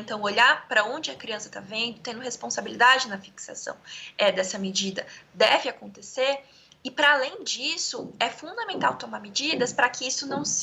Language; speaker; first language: Portuguese; native; Portuguese